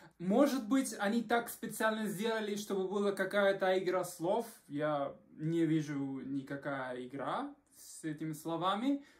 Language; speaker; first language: Russian; non-native, fluent; Spanish